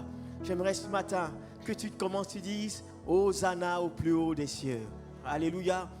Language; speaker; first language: French; native; French